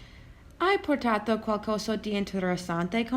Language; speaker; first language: Italian; non-native, learner; English